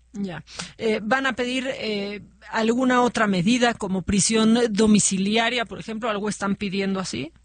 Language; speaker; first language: Spanish; native; Spanish